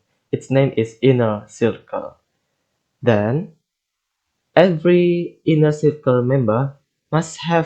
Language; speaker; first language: English; non-native, learner; Indonesian